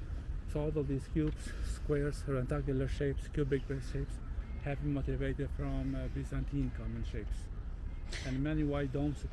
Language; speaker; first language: English; non-native, local second language; Albanian